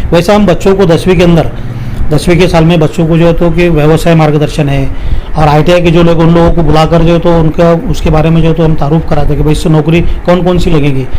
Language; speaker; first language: Hindi; non-native, local second language; Urdu